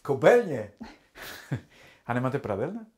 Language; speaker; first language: Czech; non-native, learner; Spanish